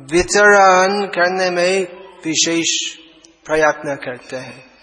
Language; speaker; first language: Hindi; non-native, fluent; English